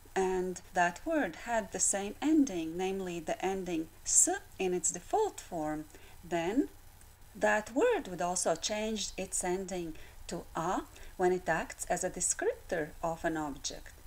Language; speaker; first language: English; non-native, fluent; Latvian